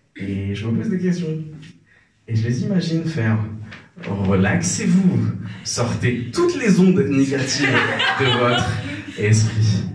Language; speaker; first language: French; non-native, local second language; Arabic